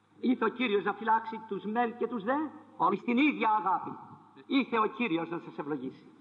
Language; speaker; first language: Greek; non-native, fluent; French